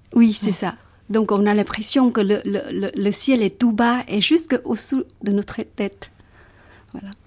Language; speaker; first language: French; non-native, fluent; Vietnamese